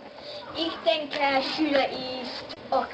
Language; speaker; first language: German; non-native, learner; English